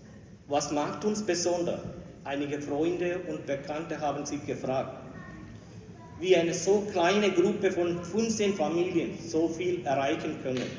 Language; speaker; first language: German; non-native, fluent; Malayalam